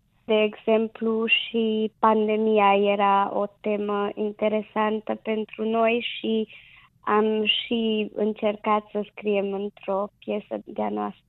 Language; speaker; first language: Romanian; non-native, local second language; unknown